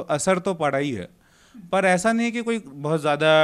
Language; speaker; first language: Hindi; native; Hindi